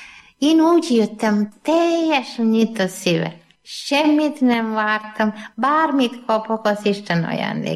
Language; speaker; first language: Hungarian; non-native, learner; Malayalam